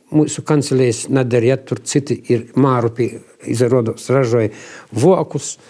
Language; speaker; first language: Latvian; native; Latvian